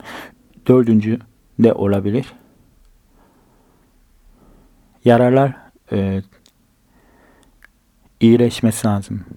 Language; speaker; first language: Turkish; non-native, fluent; Korean